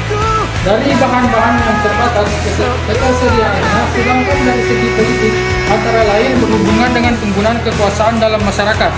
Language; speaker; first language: Indonesian; non-native, local second language; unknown